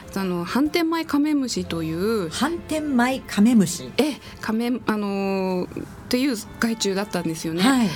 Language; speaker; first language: Japanese; native; Japanese